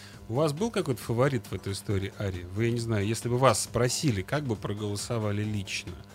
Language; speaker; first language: Russian; native; Russian